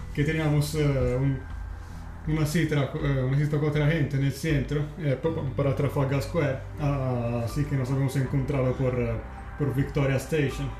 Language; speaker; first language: Spanish; non-native, learner; Italian